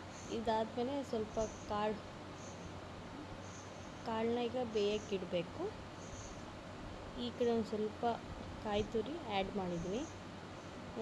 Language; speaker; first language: Kannada; native; Kannada